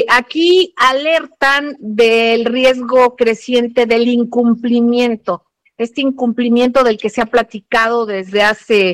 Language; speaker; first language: Spanish; native; Spanish